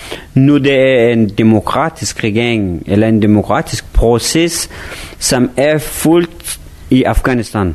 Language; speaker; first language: Danish; non-native, fluent; Persian